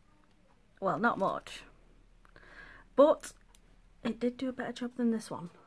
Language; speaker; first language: English; native; English